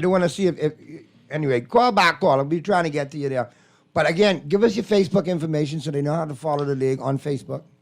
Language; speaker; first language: English; native; English